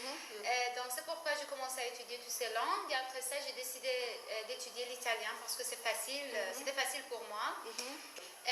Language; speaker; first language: French; non-native, learner; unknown